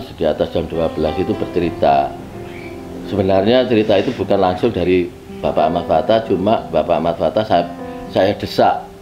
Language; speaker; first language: Indonesian; non-native, local second language; Javanese